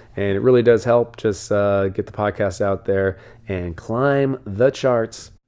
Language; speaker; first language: English; native; English